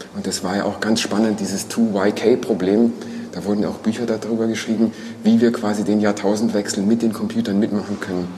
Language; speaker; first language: German; native; German